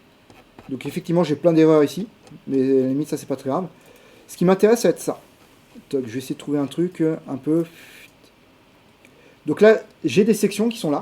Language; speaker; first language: French; native; French